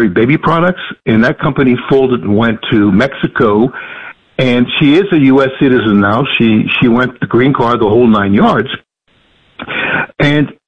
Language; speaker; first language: English; early bilingual, other home language; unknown